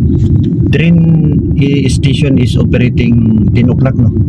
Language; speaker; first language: English; non-native, learner; Filipino